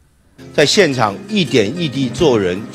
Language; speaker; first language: Chinese; non-native, local second language; Cantonese